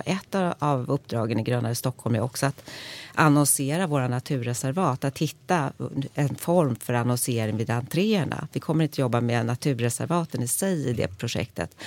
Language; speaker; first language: Swedish; native; Swedish